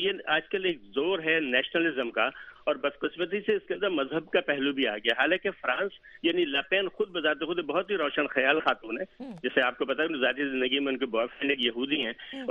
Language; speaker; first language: Urdu; native; Urdu